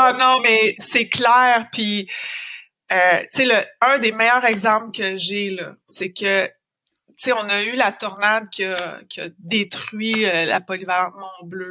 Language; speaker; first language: French; native; French